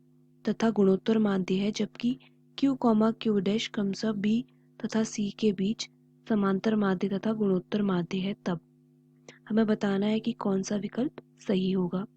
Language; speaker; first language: Hindi; native; Hindi